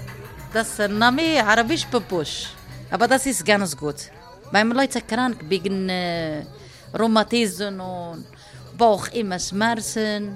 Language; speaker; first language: German; non-native, learner; Arabic